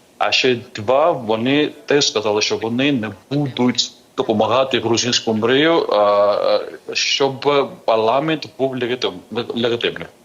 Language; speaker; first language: Ukrainian; non-native, fluent; Georgian